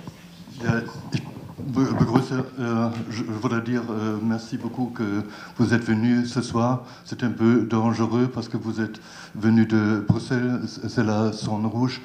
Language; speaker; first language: French; non-native, learner; German